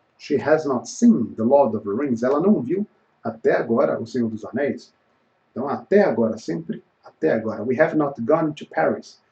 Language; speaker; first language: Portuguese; native; Portuguese